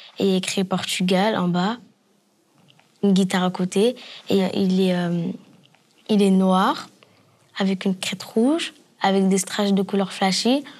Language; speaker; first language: French; early bilingual, other home language; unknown